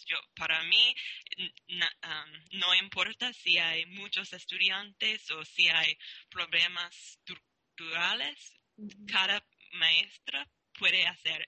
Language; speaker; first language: Spanish; non-native, learner; English